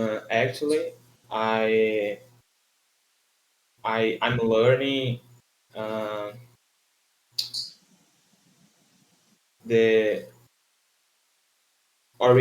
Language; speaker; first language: English; non-native, learner; Portuguese